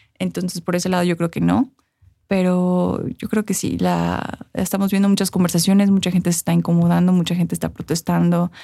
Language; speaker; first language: Spanish; early bilingual, heritage; Spanish